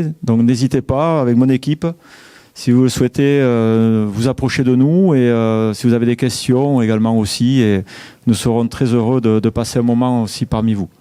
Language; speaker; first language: French; native; French